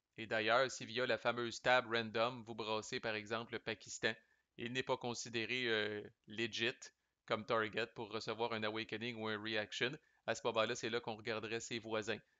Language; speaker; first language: French; native; French